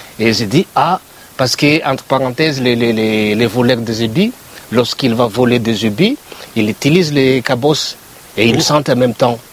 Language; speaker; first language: French; non-native, local second language; Malagasy